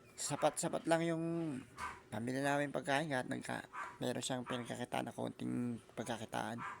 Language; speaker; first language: Filipino; native; Filipino